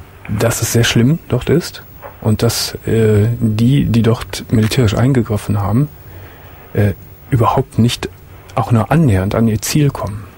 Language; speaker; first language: German; native; German